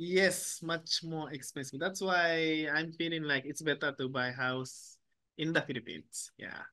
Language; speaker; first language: English; non-native, learner; Japanese